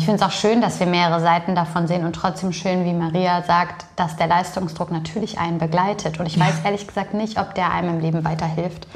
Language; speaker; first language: German; early bilingual, other home language; Bulgarian